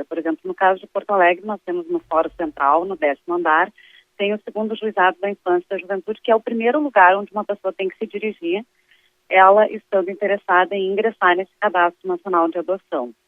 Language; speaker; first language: Portuguese; native; Portuguese